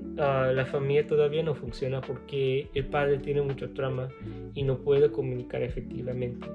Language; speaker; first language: Spanish; non-native, learner; English